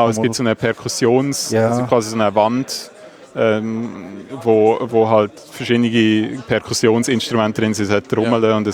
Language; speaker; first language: German; native; German